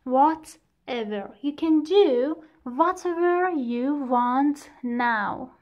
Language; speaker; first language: English; non-native, fluent; Persian